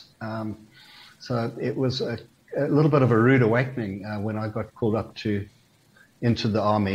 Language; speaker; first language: English; native; English